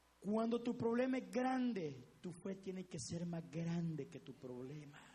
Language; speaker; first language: Spanish; native; Spanish